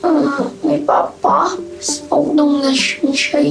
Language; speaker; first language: Swedish; early bilingual, other home language; Vietnamese